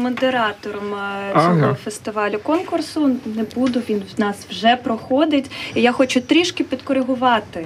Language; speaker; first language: Ukrainian; native; Ukrainian